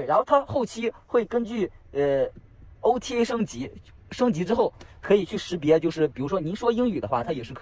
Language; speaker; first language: Chinese; native; Chinese